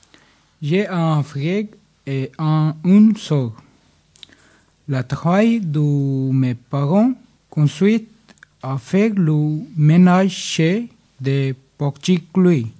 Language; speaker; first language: French; non-native, learner; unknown